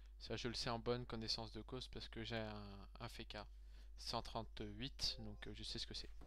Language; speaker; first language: French; native; French